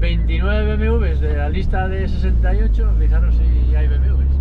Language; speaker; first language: Spanish; native; Spanish